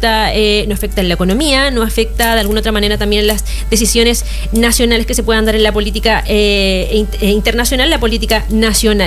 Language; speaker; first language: Spanish; native; Spanish